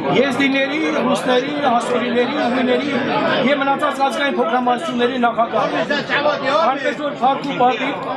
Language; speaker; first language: Armenian; non-native, local second language; Kurdish